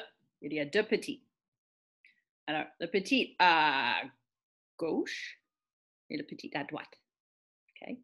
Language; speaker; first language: French; non-native, fluent; English